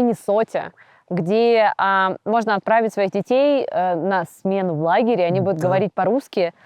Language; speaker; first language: Russian; native; Russian